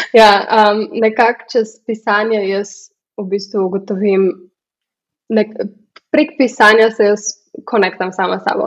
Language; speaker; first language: Slovenian; early bilingual, heritage; Slovenian